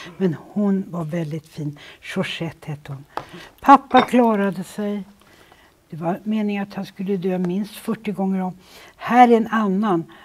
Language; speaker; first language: Swedish; native; Swedish